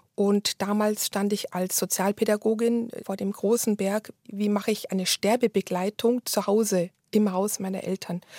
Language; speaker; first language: German; native; German